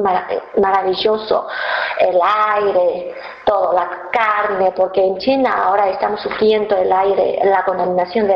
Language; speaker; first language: Spanish; non-native, fluent; Chinese